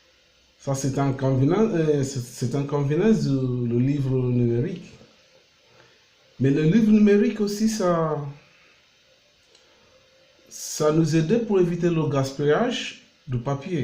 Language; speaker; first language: French; non-native, learner; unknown